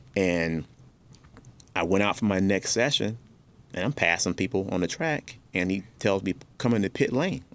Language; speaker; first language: English; native; English